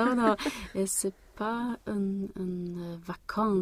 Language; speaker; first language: French; non-native, learner; Swedish